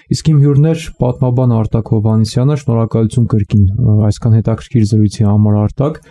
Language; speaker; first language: Armenian; native; Armenian